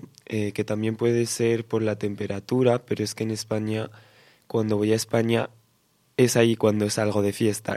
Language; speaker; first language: Spanish; early bilingual, heritage; Spanish